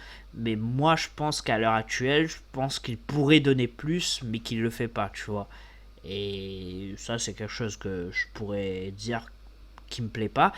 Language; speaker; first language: French; native; French